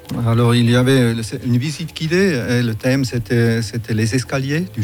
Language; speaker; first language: French; non-native, fluent; German